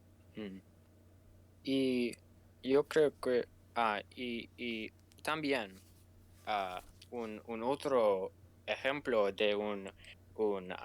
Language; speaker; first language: Spanish; non-native, learner; English